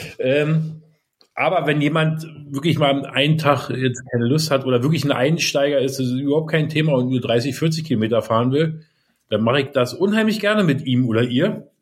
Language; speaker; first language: German; native; German